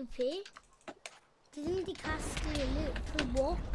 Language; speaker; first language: Welsh; non-native, local second language; English